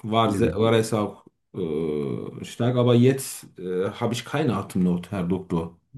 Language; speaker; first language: German; non-native, fluent; Turkish